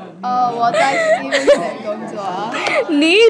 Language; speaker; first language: Chinese; non-native, learner; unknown